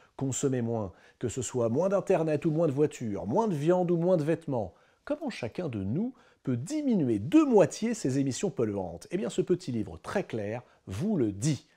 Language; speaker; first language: French; native; French